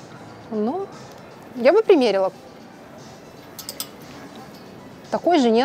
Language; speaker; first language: Russian; native; Russian